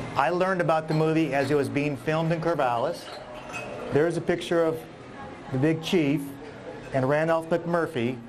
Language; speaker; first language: English; native; English